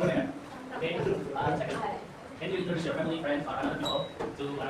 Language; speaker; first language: English; non-native, learner; Indonesian